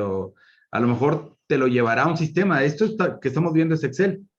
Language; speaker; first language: Spanish; native; Spanish